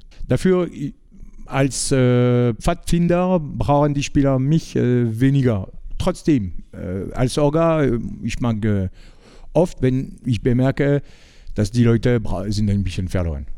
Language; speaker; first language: German; non-native, learner; French